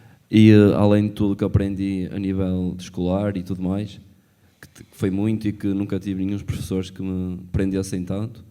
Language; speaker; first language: Portuguese; native; Portuguese